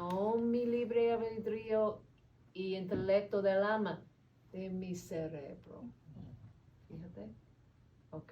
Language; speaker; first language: Spanish; non-native, learner; English